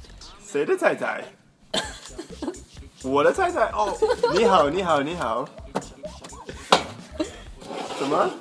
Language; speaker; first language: Chinese; non-native, learner; English